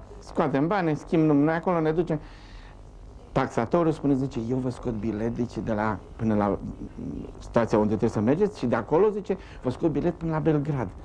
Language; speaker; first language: Romanian; native; Romanian